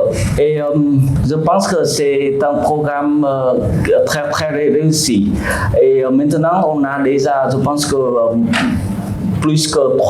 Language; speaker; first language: French; non-native, fluent; Vietnamese